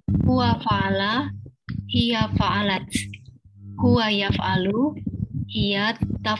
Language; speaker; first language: Arabic; non-native, learner; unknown